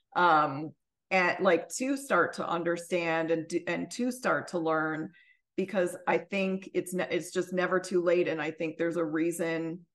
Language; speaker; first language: English; native; English